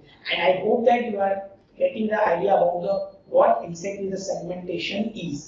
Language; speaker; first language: English; non-native, local second language; Gujarati